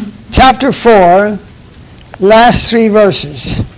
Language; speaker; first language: English; early bilingual, other home language; Chinese